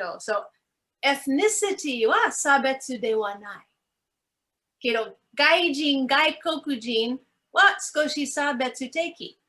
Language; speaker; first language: Japanese; non-native, learner; English